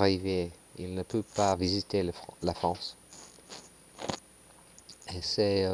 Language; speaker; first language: French; non-native, learner; English